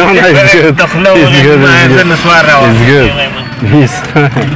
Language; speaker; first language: English; non-native, learner; Turkish